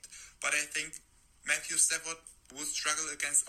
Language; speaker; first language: English; non-native, fluent; German